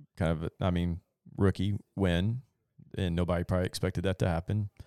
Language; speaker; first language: English; native; English